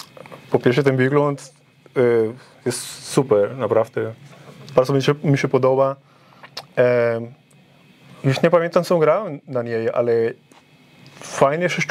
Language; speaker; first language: Polish; non-native, fluent; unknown